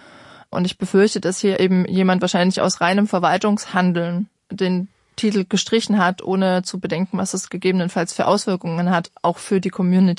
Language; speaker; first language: German; native; German